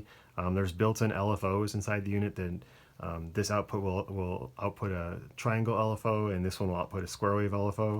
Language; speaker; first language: English; native; English